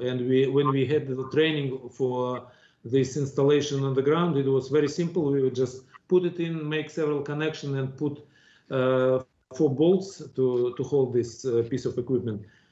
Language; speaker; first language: English; non-native, fluent; Russian